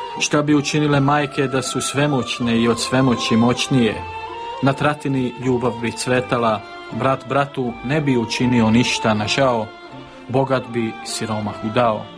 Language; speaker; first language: Serbian; early bilingual, heritage; Serbian